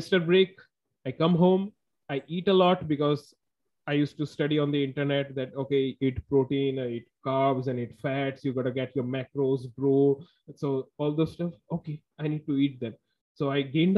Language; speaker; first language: English; non-native, local second language; Assamese